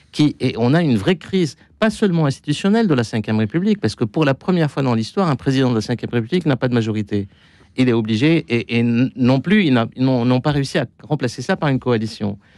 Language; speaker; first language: French; non-native, local second language; Arabic